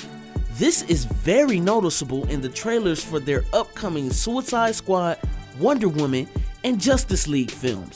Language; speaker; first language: English; native; English